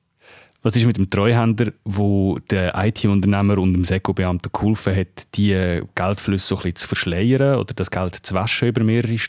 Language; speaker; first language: German; native; German